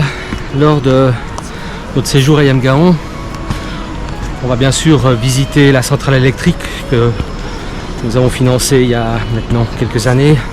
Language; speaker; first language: French; native; French